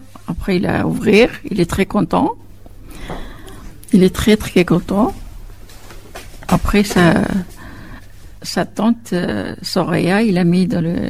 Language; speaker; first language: French; non-native, local second language; Arabic